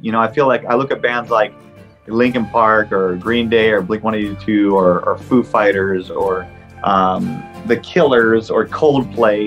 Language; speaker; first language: English; non-native, local second language; French